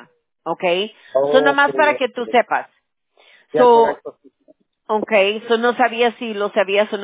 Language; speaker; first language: Spanish; early bilingual, heritage; Spanish